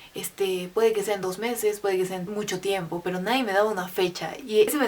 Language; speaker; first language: Spanish; native; Spanish